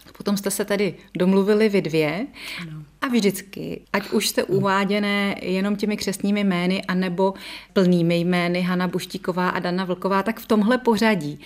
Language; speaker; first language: Czech; native; Czech